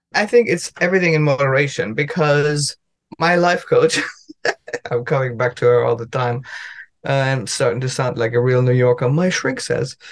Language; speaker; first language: English; non-native, fluent; German